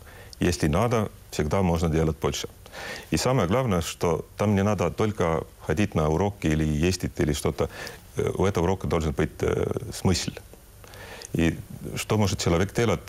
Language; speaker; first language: Russian; non-native, local second language; Estonian